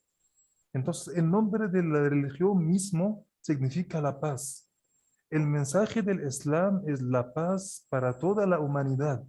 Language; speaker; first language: Spanish; non-native, fluent; Arabic